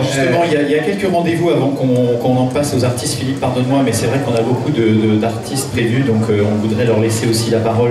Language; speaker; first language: French; native; French